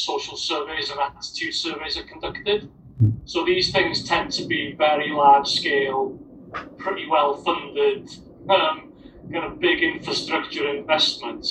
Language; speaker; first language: English; native; English